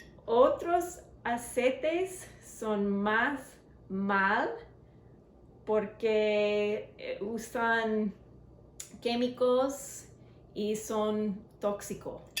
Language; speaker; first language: Spanish; non-native, learner; English